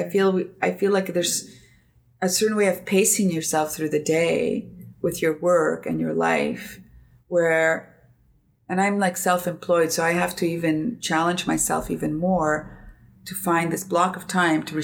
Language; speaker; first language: English; non-native, fluent; Greek